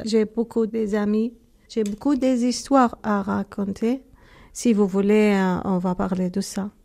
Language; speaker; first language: French; non-native, learner; Arabic